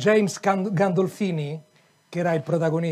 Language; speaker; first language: Italian; native; Italian